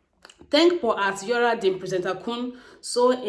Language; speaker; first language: Swedish; non-native, learner; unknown